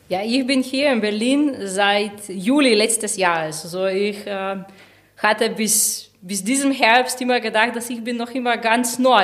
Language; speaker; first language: German; non-native, fluent; Slovenian